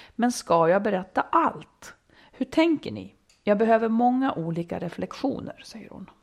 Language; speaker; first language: Swedish; native; Swedish